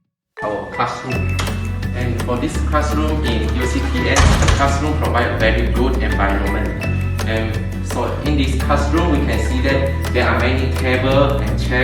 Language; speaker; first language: English; non-native, local second language; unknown